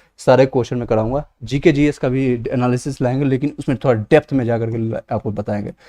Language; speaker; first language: Hindi; native; Hindi